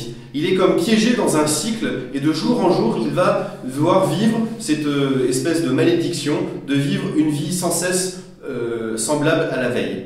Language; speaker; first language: French; native; French